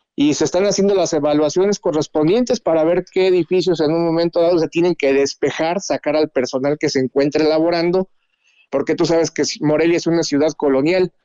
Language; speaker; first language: Spanish; native; Spanish